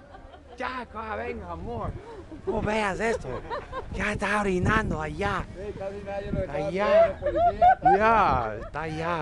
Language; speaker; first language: Spanish; non-native, fluent; English